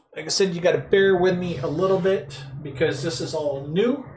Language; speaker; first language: English; native; English